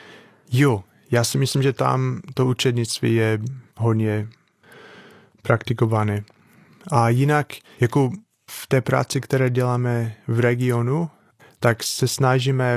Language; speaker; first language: Czech; non-native, fluent; English